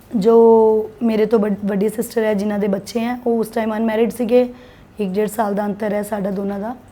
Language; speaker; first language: Punjabi; non-native, local second language; Hindi